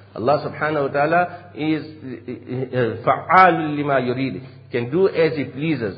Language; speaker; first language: English; native; English